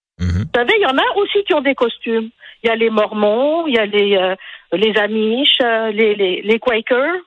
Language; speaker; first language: French; non-native, local second language; Arabic